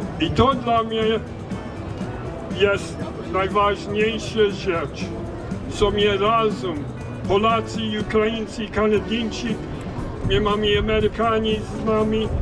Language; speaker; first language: Polish; non-native, learner; English